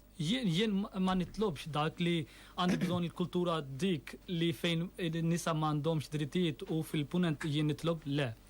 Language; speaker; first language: Maltese; non-native, fluent; Urdu